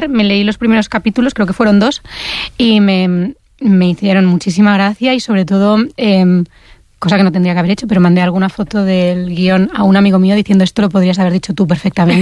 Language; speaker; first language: Spanish; native; Spanish